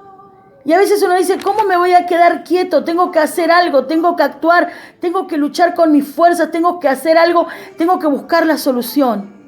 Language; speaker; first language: Spanish; native; Spanish